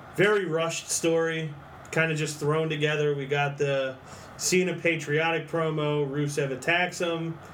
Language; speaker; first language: English; native; English